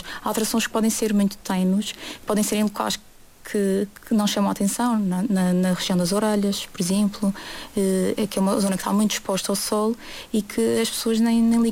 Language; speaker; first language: Portuguese; native; Portuguese